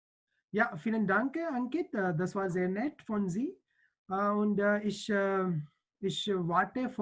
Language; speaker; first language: German; non-native, learner; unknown